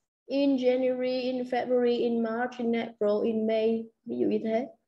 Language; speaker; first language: English; non-native, fluent; Vietnamese